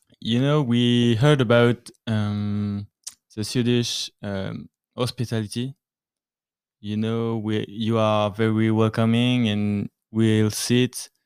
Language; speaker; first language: English; non-native, learner; French